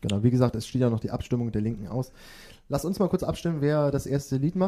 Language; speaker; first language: German; native; German